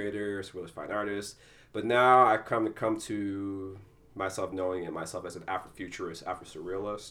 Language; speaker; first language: English; early bilingual, other home language; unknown